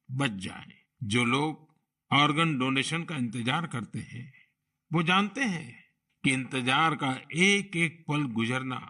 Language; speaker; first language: Hindi; non-native, local second language; Gujarati